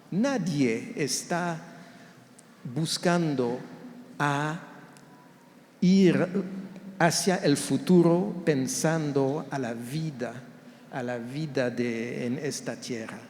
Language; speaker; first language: Spanish; non-native, fluent; French